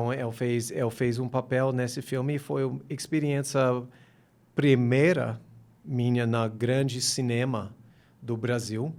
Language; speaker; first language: Portuguese; non-native, fluent; English